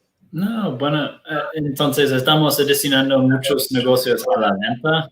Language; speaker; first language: Spanish; non-native, fluent; Portuguese